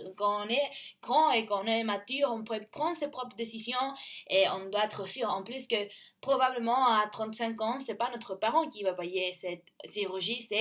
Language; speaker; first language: French; non-native, learner; Spanish